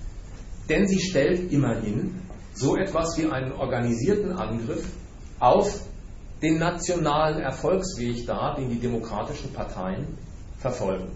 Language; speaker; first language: German; native; German